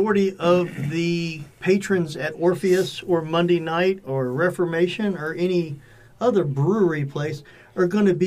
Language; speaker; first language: English; native; English